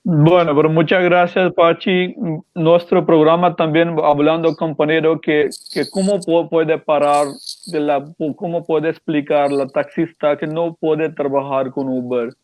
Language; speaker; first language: Spanish; non-native, learner; Urdu